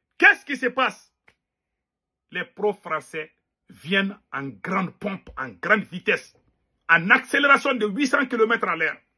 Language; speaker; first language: French; non-native, local second language; Bambara